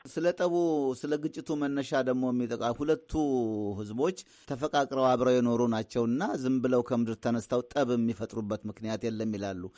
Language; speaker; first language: Amharic; native; Amharic